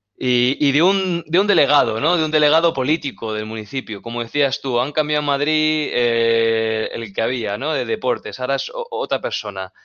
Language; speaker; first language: Spanish; native; Spanish